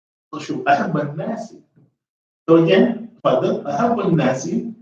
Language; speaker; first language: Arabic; non-native, fluent; English